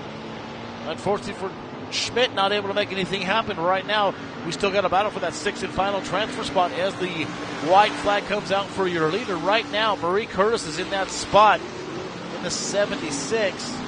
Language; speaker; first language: English; native; English